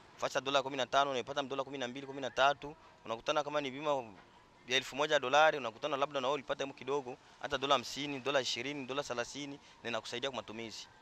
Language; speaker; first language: Swahili; native; Swahili